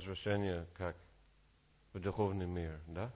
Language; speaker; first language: Russian; non-native, learner; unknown